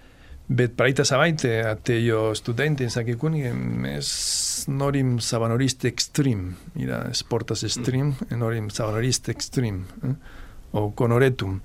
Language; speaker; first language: Lithuanian; non-native, fluent; Catalan